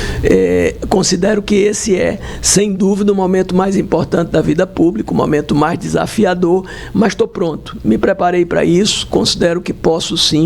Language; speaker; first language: Portuguese; native; Portuguese